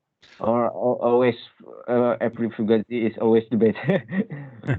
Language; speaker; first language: English; non-native, learner; Indonesian